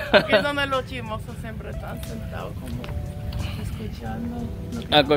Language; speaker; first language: Spanish; non-native, fluent; English